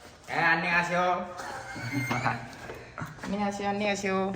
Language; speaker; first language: Korean; non-native, learner; Nepali